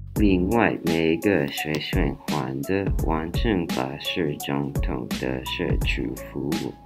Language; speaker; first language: Chinese; non-native, learner; English